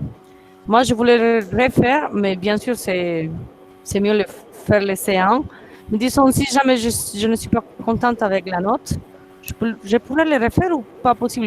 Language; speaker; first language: French; non-native, fluent; Spanish